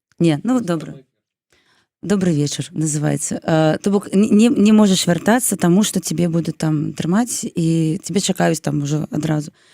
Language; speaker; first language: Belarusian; non-native, local second language; Russian